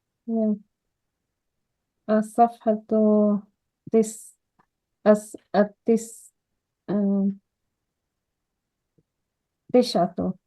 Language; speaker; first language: Arabic; non-native, learner; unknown